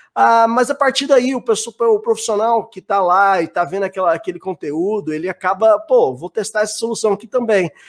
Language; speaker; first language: Portuguese; native; Portuguese